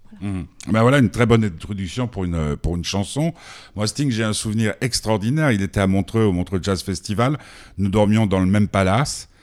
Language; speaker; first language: French; native; French